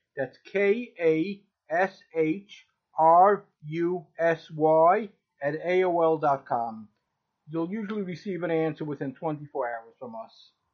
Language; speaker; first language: English; native; English